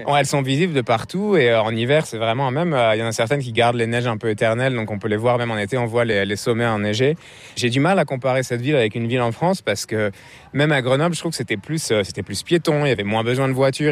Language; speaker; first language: French; native; French